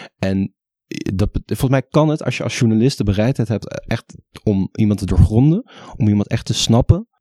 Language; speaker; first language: Dutch; native; Dutch